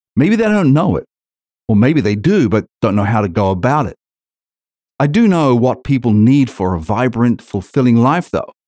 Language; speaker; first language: English; native; English